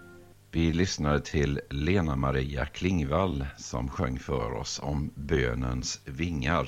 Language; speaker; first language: Swedish; native; Swedish